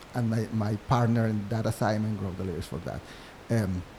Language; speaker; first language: English; non-native, fluent; Spanish